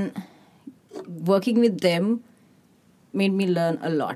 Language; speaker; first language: English; non-native, local second language; Sinhala